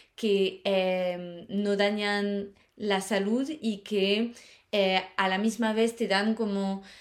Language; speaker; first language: Spanish; non-native, fluent; French